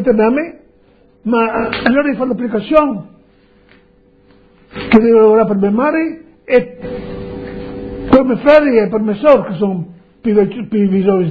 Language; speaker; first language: Italian; non-native, local second language; Friulian